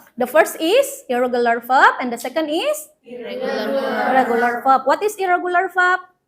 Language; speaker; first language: English; non-native, fluent; Indonesian